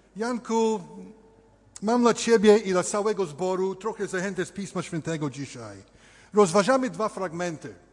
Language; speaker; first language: Polish; early bilingual, heritage; Polish